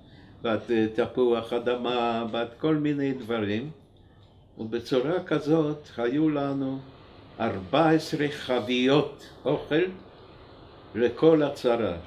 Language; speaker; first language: Hebrew; non-native, fluent; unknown